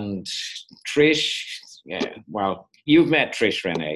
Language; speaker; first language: English; native; English